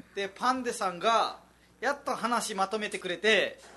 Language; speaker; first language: Japanese; non-native, fluent; Nepali